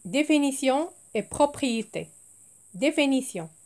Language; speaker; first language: French; non-native, local second language; Arabic